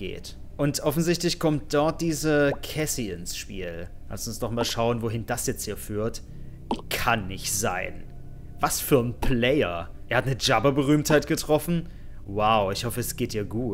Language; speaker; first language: German; native; German